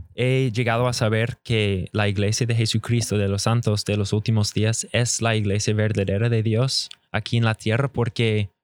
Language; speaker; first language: Spanish; non-native, fluent; English